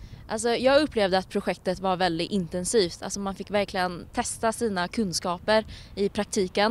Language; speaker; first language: Swedish; native; Swedish